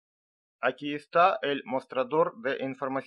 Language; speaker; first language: Spanish; non-native, learner; Russian